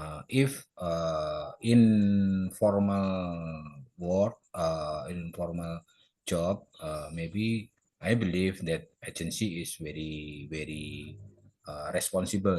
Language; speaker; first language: English; non-native, learner; Indonesian